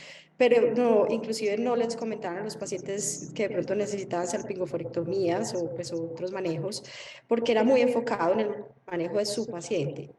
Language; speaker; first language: Spanish; native; Spanish